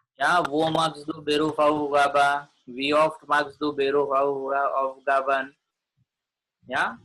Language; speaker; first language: German; non-native, learner; Gujarati